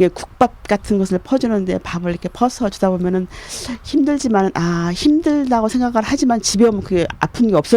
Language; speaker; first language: Korean; native; Korean